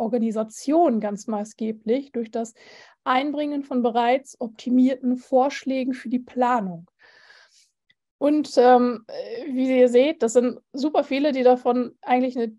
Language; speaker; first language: German; native; German